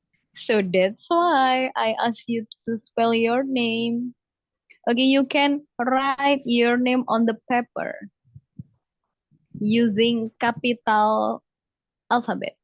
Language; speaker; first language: English; non-native, fluent; Javanese